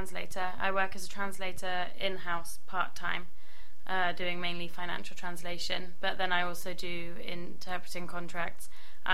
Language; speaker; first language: English; native; English